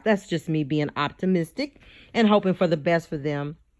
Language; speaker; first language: English; native; English